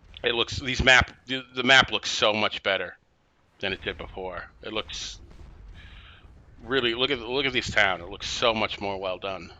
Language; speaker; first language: English; native; English